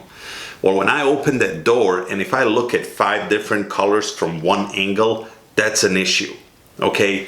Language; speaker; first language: English; native; English